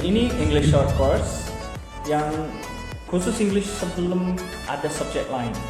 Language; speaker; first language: Indonesian; non-native, fluent; English